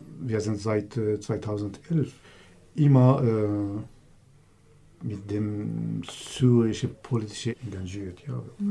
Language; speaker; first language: German; non-native, learner; Kurdish